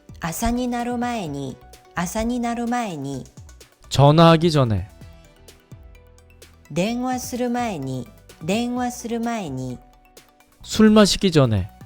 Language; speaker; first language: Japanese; non-native, fluent; Korean